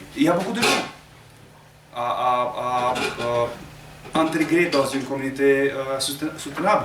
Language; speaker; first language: French; non-native, learner; Romanian